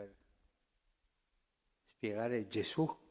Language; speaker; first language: Italian; non-native, fluent; Spanish